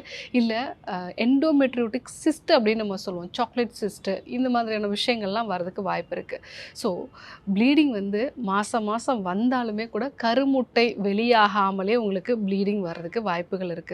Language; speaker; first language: Tamil; native; Tamil